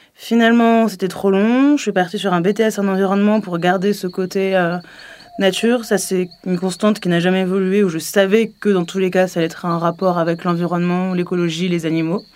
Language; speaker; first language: French; native; French